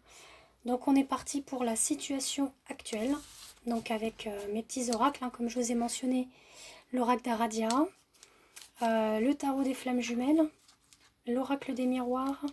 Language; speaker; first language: French; native; French